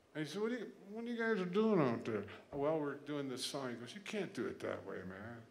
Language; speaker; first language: English; native; English